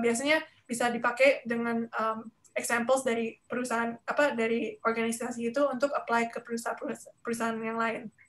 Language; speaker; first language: Indonesian; early bilingual, heritage; Indonesian